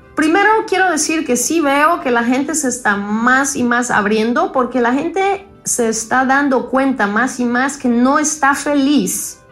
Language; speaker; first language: Spanish; non-native, fluent; Polish